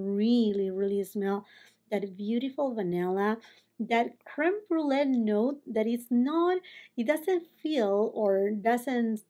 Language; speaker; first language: English; non-native, fluent; Spanish